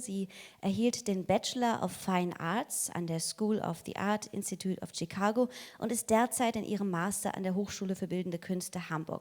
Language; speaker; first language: German; native; German